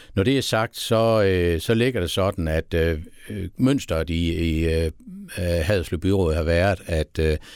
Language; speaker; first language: Danish; native; Danish